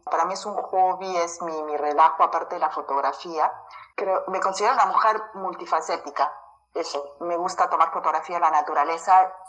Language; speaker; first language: Spanish; native; Spanish